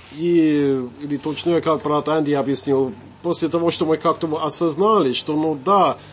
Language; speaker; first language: Russian; non-native, fluent; English